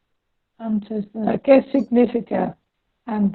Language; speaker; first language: Spanish; non-native, learner; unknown